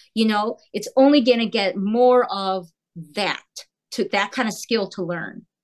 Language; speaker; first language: English; early bilingual, heritage; Korean